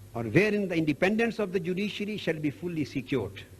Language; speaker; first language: English; non-native, local second language; Punjabi